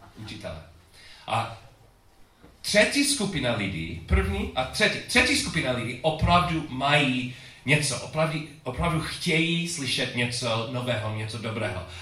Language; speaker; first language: Czech; non-native, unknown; English